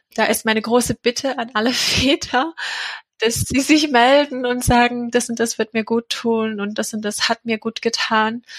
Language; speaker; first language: German; non-native, fluent; English